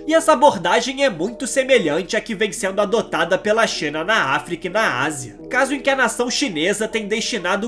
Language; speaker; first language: Portuguese; native; Portuguese